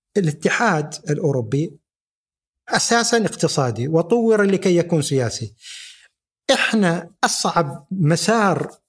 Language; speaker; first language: Arabic; native; Arabic